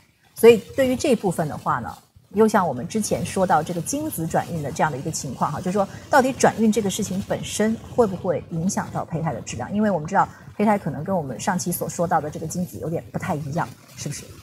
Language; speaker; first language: Chinese; native; Chinese